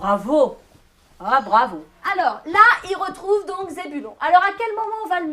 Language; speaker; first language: French; native; French